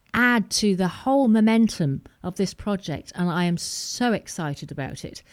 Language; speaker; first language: English; native; English